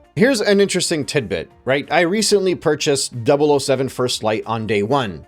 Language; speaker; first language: English; native; English